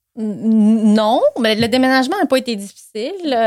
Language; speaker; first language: French; native; French